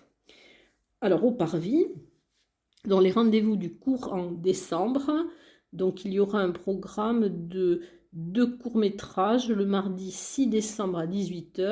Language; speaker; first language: French; native; French